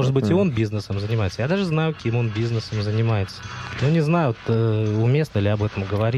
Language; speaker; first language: Russian; native; Russian